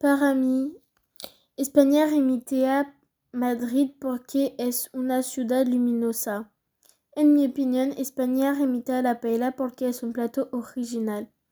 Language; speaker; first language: Spanish; non-native, learner; French